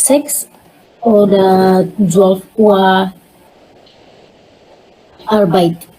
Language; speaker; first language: German; non-native, learner; Indonesian